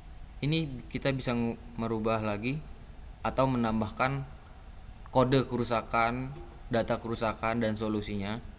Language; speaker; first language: Indonesian; native; Indonesian